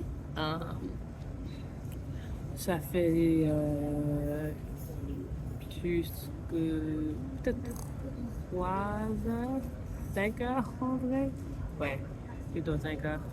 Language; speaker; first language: French; non-native, fluent; English